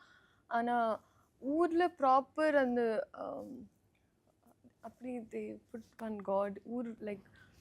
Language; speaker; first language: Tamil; non-native, learner; Telugu